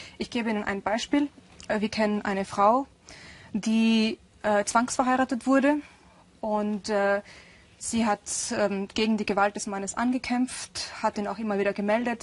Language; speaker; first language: German; early bilingual, other home language; Urdu